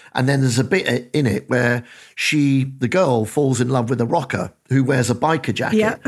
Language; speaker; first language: English; native; English